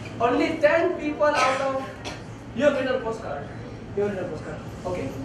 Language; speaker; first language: English; non-native, local second language; Gujarati